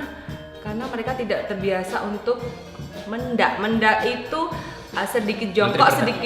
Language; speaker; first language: Indonesian; native; Indonesian